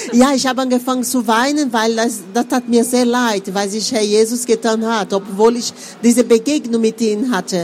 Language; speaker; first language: German; non-native, fluent; Portuguese